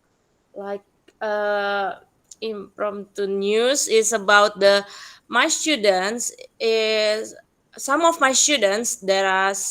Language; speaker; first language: English; non-native, learner; Indonesian